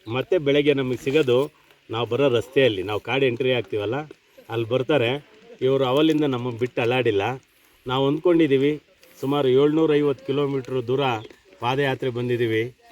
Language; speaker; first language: Kannada; native; Kannada